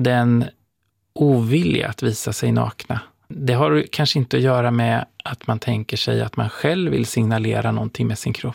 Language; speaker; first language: Swedish; native; Swedish